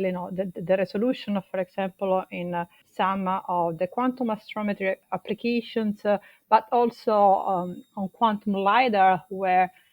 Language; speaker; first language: English; non-native, fluent; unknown